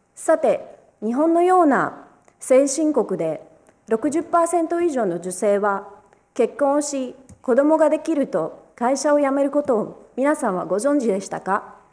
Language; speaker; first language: Japanese; early bilingual, other home language; Romanian